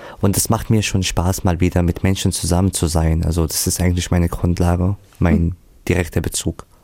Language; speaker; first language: German; non-native, fluent; Arabic